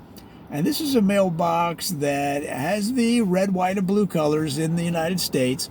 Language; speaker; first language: English; native; English